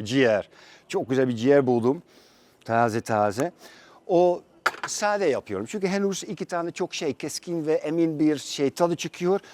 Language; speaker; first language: Turkish; non-native, fluent; Dutch